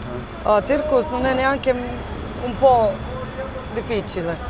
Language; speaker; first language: Italian; non-native, learner; Serbian